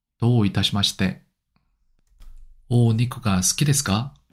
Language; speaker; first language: Japanese; non-native, learner; Korean